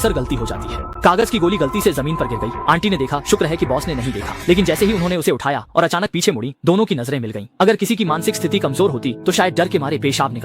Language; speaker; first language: Hindi; native; Hindi